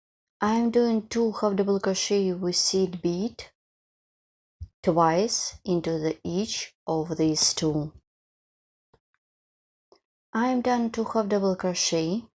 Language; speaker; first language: English; non-native, fluent; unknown